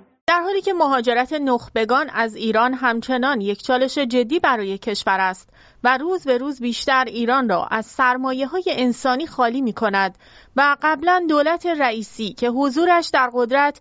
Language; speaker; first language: Persian; native; Persian